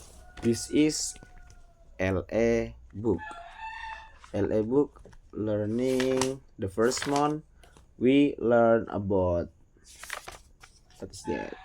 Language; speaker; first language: English; non-native, learner; Indonesian